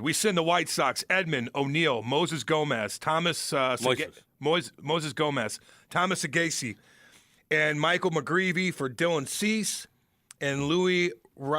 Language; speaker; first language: English; native; English